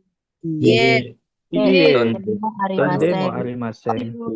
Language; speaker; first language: Japanese; non-native, learner; Indonesian